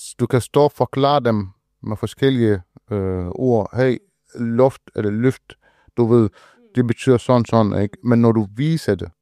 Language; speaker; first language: Danish; non-native, fluent; Arabic